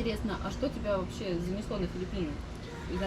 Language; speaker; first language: Russian; native; Russian